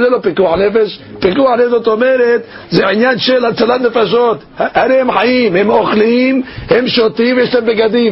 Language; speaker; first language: Hebrew; non-native, fluent; English